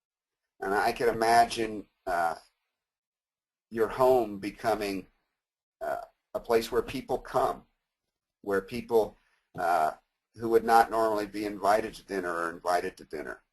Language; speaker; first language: English; native; English